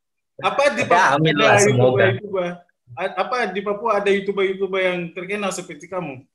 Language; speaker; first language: Indonesian; non-native, fluent; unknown